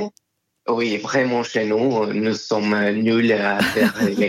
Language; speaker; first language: French; non-native, fluent; Spanish